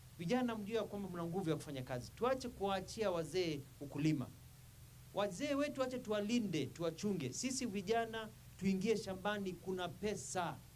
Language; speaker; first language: Swahili; non-native, local second language; Kamba